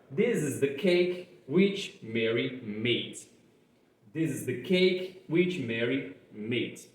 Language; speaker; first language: English; non-native, fluent; Portuguese